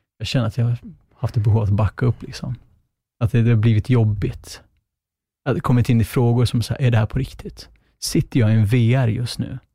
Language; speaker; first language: Swedish; early bilingual, other home language; Kurdish